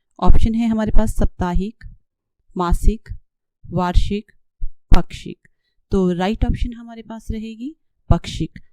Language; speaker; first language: Hindi; native; Hindi